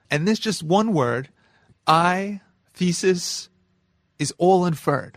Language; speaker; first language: English; native; English